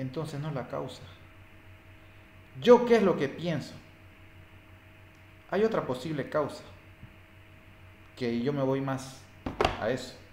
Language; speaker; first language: Spanish; native; Spanish